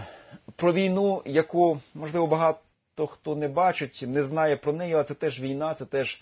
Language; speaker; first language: Ukrainian; native; Ukrainian